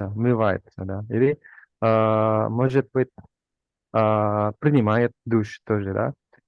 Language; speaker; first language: Russian; non-native, fluent; Indonesian